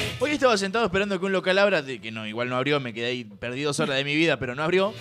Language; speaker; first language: Spanish; native; Spanish